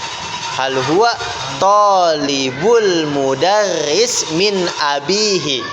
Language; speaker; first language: Arabic; non-native, fluent; Indonesian